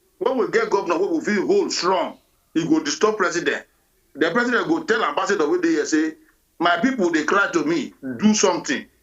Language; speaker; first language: Nigerian Pidgin; non-native, local second language; Bini